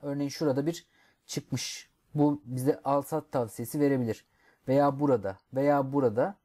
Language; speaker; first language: Turkish; native; Turkish